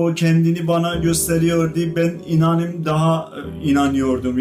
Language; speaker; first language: Turkish; non-native, fluent; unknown